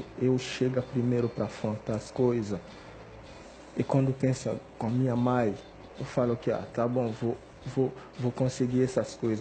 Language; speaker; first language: Portuguese; non-native, fluent; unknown